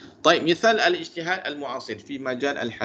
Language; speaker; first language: Arabic; non-native, fluent; Malay